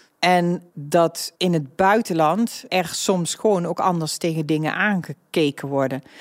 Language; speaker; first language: Dutch; native; Dutch